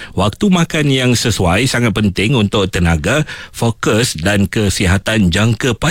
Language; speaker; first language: Malay; native; Malay